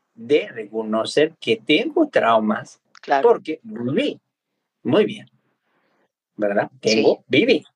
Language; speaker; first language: Spanish; non-native, fluent; Tibetan